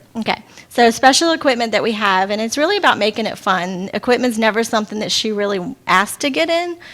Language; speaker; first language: English; native; English